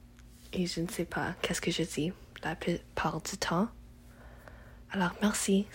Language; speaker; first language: French; non-native, learner; English